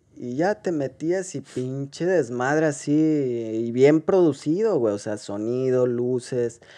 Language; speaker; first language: Spanish; native; Spanish